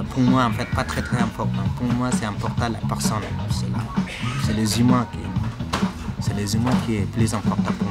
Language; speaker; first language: French; non-native, learner; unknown